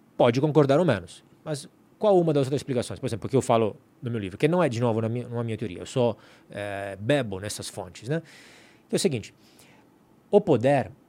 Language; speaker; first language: Portuguese; non-native, fluent; Italian